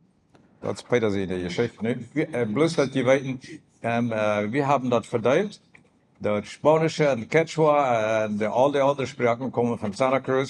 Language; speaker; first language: German; non-native, learner; Plautdietsch